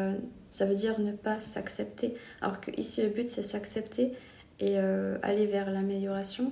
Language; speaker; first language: French; non-native, fluent; Hungarian